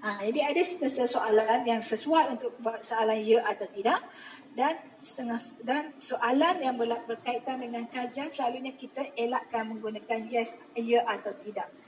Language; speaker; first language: Malay; native; Malay